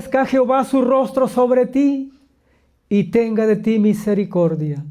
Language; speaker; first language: Spanish; native; Spanish